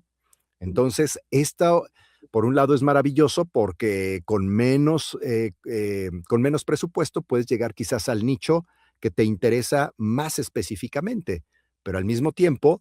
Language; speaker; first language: Spanish; native; Spanish